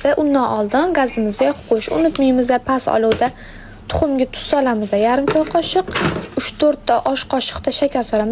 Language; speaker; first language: Uzbek; native; Uzbek